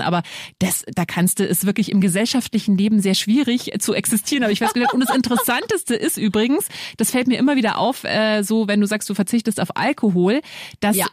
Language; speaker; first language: German; native; German